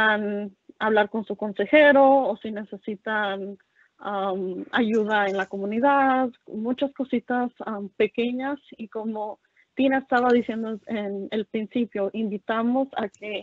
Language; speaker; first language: Spanish; early bilingual, heritage; Spanish